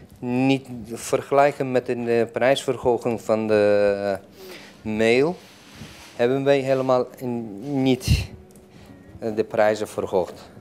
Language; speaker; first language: Dutch; non-native, fluent; Turkish